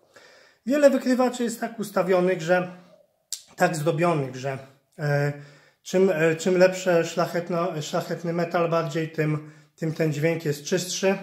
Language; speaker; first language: Polish; native; Polish